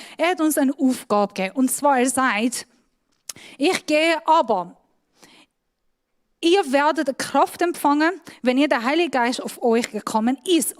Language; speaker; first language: German; non-native, fluent; Persian